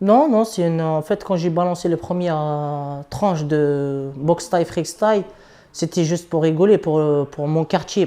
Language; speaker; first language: French; non-native, local second language; Arabic